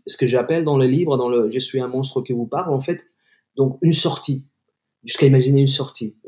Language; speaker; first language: French; non-native, fluent; Spanish